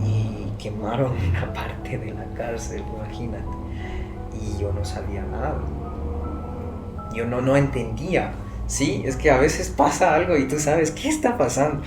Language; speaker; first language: Spanish; non-native, fluent; Persian